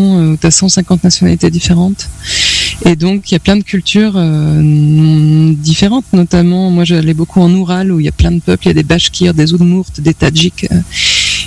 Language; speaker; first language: French; native; French